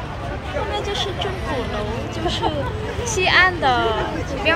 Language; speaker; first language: Chinese; non-native, fluent; Vietnamese